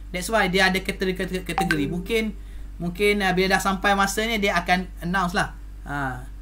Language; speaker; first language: Malay; native; Malay